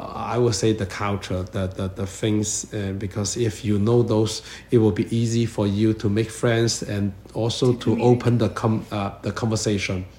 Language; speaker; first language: English; non-native, learner; Chinese